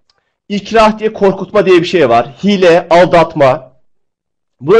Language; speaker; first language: Turkish; native; Turkish